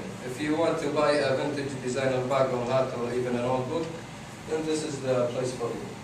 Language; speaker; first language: English; non-native, fluent; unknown